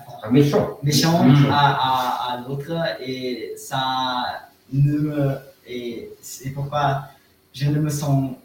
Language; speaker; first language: French; non-native, learner; German